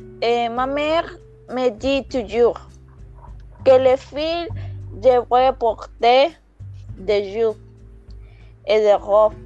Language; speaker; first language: French; non-native, learner; Spanish